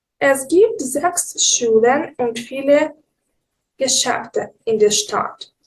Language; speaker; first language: German; non-native, learner; Ukrainian